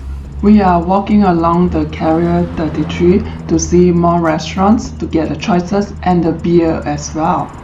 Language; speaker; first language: English; non-native, fluent; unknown